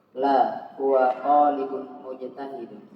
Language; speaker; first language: Arabic; non-native, learner; Indonesian